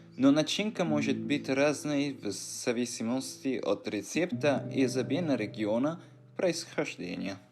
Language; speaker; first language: Russian; non-native, fluent; Italian